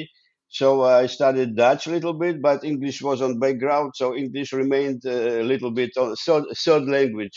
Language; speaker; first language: English; non-native, fluent; Ukrainian